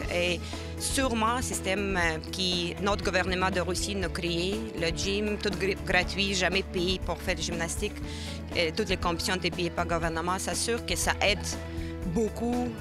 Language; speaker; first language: French; non-native, fluent; Russian